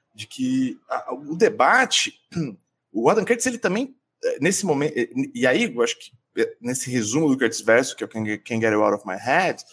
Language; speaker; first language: Portuguese; native; Portuguese